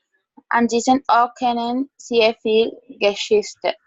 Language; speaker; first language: German; non-native, learner; Spanish